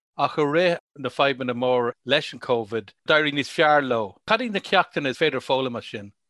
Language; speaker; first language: Irish; non-native, local second language; English